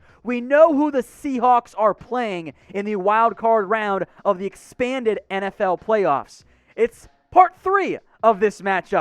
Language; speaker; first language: English; native; English